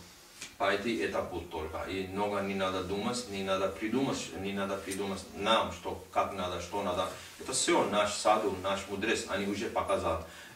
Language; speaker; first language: Russian; non-native, learner; Hindi